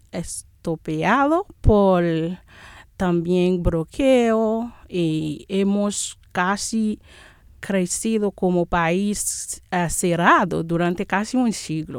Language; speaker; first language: Spanish; non-native, fluent; Haitian Creole